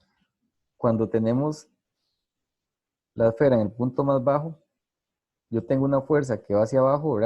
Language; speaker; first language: Spanish; native; Spanish